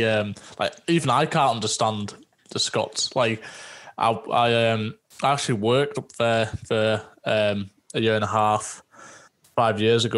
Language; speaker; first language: English; native; English